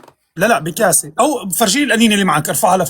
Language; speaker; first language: Arabic; native; Arabic